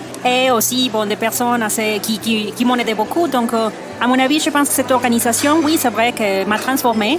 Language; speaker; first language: French; non-native, fluent; Spanish